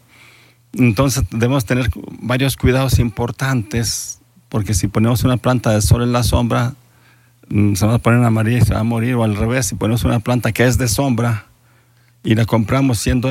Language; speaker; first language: Spanish; native; Spanish